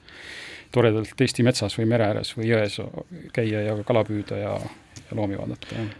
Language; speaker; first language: Estonian; native; Estonian